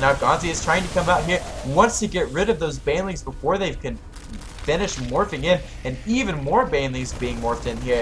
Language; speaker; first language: English; native; English